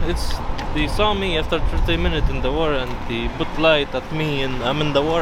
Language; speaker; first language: English; non-native, learner; Arabic